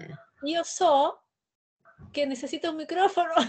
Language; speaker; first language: Italian; non-native, learner; Spanish